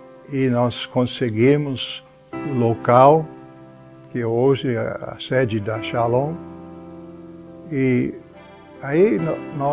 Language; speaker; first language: Portuguese; non-native, fluent; English